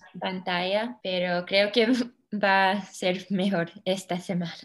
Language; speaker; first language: Spanish; early bilingual, heritage; English